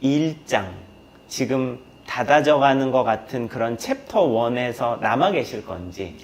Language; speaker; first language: Korean; native; Korean